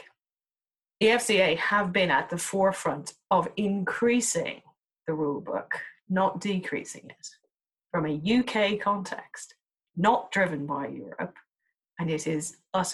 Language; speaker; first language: English; native; English